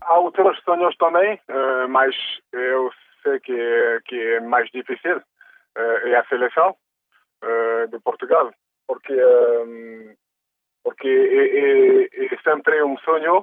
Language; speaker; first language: Portuguese; early bilingual, heritage; French